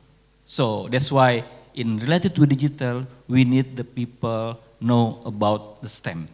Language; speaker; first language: English; non-native, local second language; Indonesian